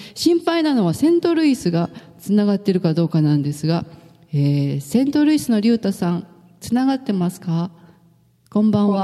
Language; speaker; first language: Japanese; native; Japanese